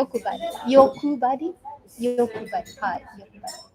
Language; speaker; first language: Japanese; non-native, fluent; Chinese